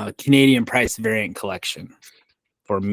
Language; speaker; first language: English; native; English